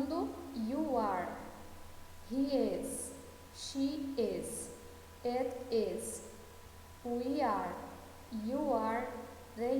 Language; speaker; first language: English; non-native, fluent; Portuguese